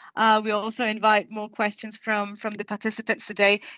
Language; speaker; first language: English; non-native, fluent; Danish